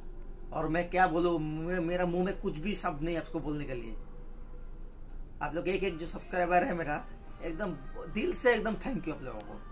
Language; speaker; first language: Hindi; non-native, local second language; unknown